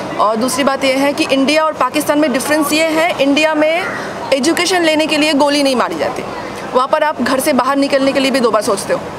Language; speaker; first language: Hindi; native; Hindi